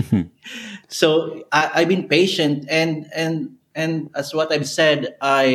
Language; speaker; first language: English; non-native, local second language; Bikol